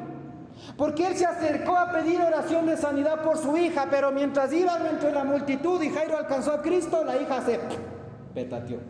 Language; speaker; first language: Spanish; native; Spanish